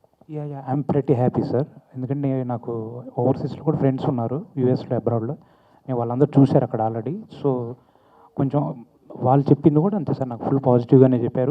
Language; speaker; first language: Telugu; native; Telugu